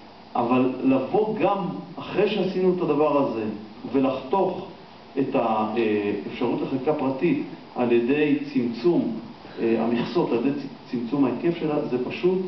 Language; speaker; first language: Hebrew; native; Hebrew